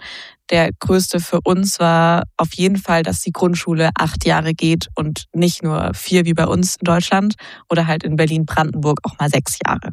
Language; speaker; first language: German; native; German